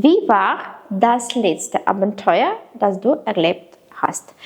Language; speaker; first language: German; non-native, fluent; Ukrainian